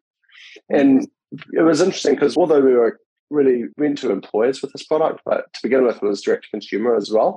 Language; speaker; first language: English; native; English